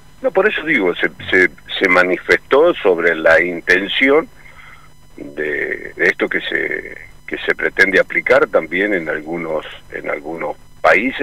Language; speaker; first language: Spanish; native; Spanish